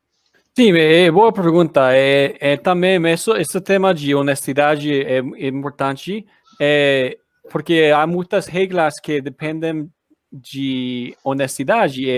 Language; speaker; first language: Portuguese; non-native, learner; English